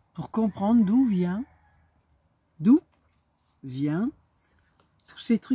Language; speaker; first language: French; native; French